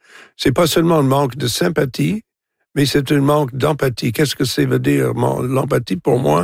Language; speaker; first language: French; non-native, local second language; English